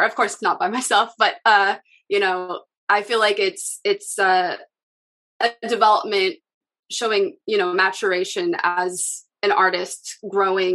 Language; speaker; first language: English; native; English